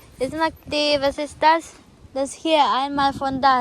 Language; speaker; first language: German; non-native, learner; Filipino